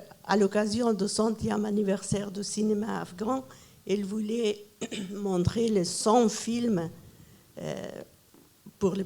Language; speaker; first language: French; non-native, fluent; Persian